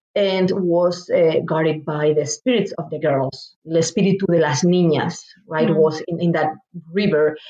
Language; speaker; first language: English; non-native, fluent; Spanish